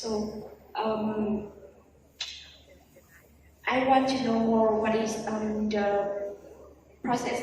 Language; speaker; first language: English; non-native, learner; Vietnamese